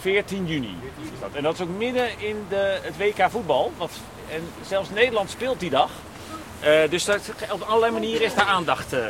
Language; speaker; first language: Dutch; native; Dutch